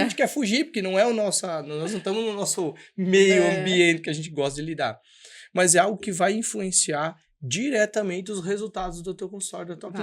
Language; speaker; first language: Portuguese; native; Portuguese